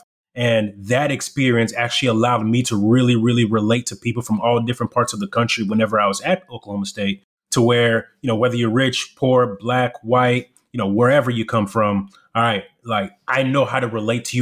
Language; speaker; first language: English; early bilingual, other home language; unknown